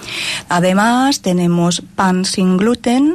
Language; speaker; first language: Spanish; non-native, fluent; Italian